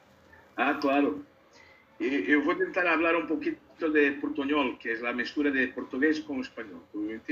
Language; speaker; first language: Spanish; non-native, learner; Portuguese